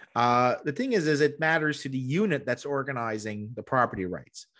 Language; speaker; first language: English; native; English